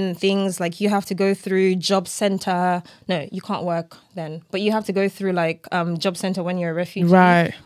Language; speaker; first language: English; non-native, local second language; Yoruba